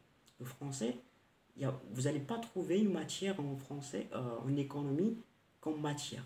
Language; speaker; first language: French; non-native, local second language; Arabic